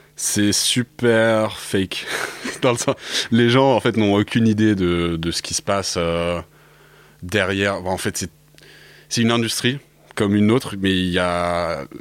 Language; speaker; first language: French; early bilingual, other home language; English